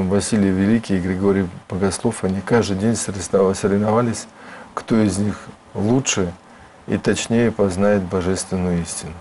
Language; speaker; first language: Russian; native; Russian